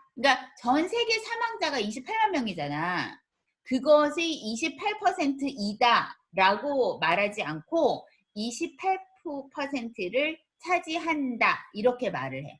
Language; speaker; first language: Korean; native; Korean